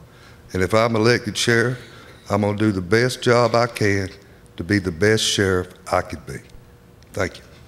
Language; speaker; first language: English; native; English